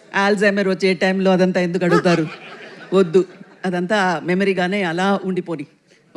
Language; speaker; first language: Telugu; non-native, fluent; Tamil